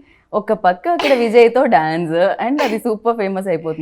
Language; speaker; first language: Telugu; native; Telugu